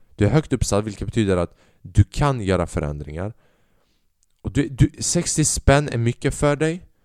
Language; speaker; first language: Swedish; early bilingual, other home language; Albanian